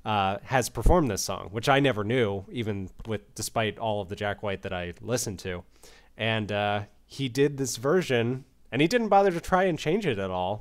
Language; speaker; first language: English; native; English